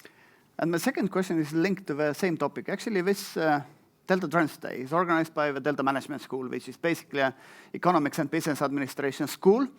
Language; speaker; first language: English; non-native, fluent; Estonian